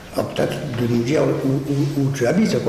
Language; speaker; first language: French; native; French